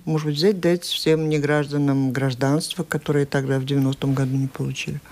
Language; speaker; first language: Russian; native; Russian